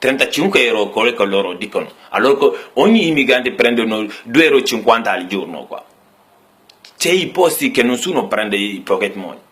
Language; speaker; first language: Italian; non-native, learner; Bambara